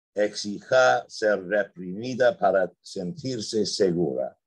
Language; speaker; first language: Spanish; non-native, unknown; English